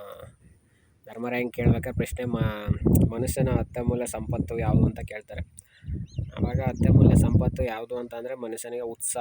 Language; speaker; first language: Kannada; native; Kannada